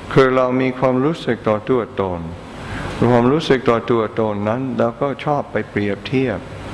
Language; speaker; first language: Thai; non-native, fluent; English